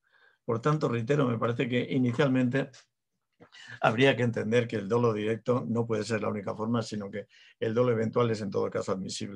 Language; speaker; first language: Spanish; native; Spanish